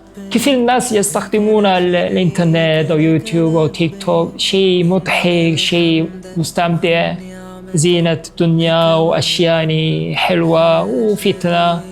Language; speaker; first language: Arabic; non-native, fluent; Korean